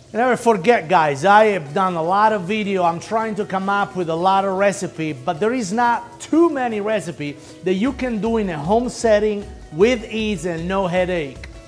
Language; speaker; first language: English; non-native, fluent; Italian